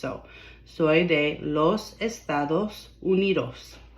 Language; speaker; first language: Spanish; non-native, learner; English